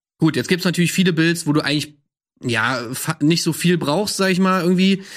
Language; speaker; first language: German; native; German